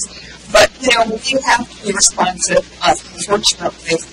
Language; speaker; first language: English; native; English